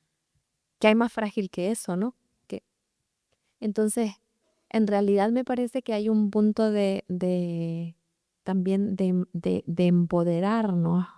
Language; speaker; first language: Spanish; native; Spanish